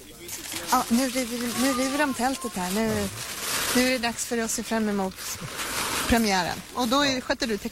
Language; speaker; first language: Swedish; native; Swedish